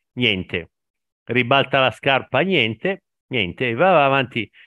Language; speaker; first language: Italian; native; Italian